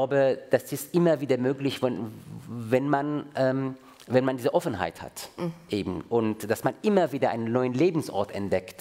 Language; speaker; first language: German; non-native, fluent; Persian